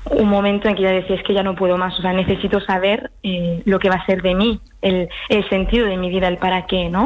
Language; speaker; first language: Spanish; early bilingual, heritage; French